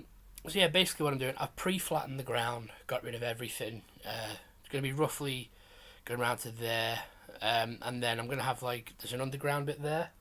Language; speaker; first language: English; native; English